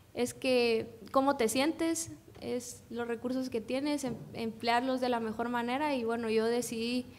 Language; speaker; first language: Spanish; native; Spanish